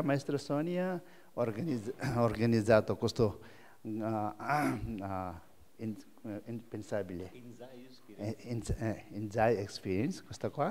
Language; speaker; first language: Italian; non-native, learner; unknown